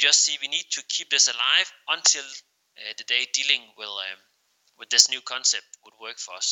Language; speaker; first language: English; non-native, fluent; Danish